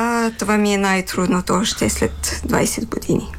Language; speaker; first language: Bulgarian; non-native, fluent; French